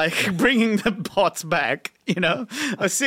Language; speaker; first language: English; non-native, local second language; Sinhala